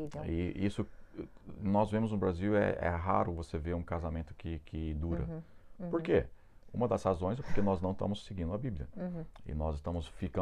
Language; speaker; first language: Portuguese; non-native, fluent; English